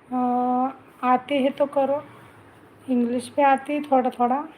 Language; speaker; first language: Hindi; non-native, local second language; Marathi